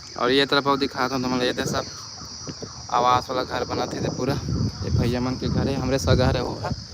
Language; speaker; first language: Hindi; native; Hindi